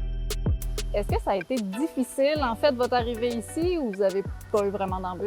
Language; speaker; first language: French; native; French